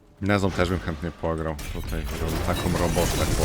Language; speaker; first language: Polish; native; Polish